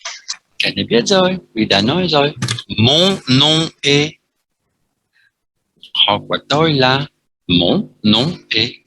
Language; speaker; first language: Vietnamese; non-native, fluent; French